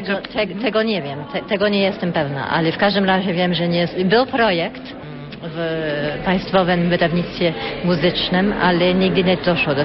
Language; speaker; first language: Polish; early bilingual, heritage; Polish